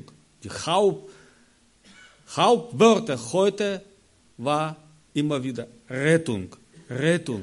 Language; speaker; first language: German; non-native, learner; Russian